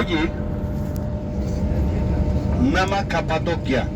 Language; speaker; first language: Indonesian; non-native, fluent; Turkish